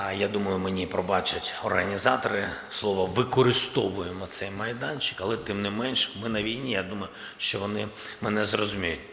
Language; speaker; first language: Ukrainian; non-native, local second language; Russian